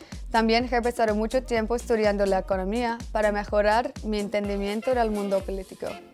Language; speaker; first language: Spanish; non-native, fluent; English